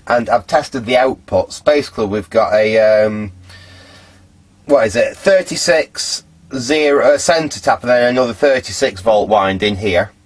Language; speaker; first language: English; native; English